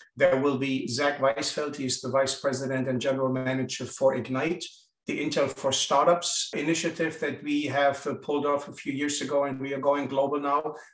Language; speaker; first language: English; non-native, fluent; German